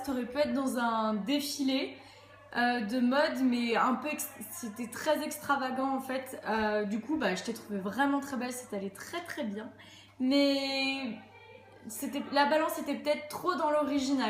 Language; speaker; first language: French; native; French